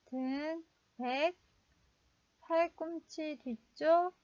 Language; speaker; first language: Korean; native; Korean